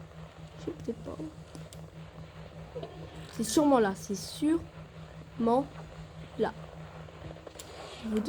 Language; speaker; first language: French; native; French